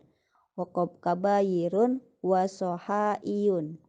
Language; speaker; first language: Arabic; non-native, learner; Indonesian